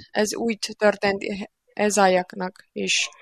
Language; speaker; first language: Hungarian; non-native, learner; Finnish